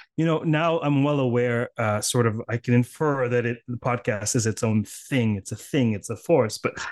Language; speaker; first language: English; native; English